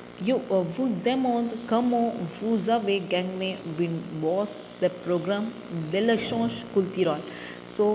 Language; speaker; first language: French; non-native, fluent; Tamil